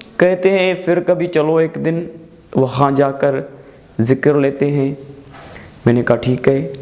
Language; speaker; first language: Urdu; non-native, local second language; Sindhi